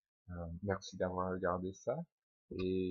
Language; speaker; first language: French; non-native, fluent; English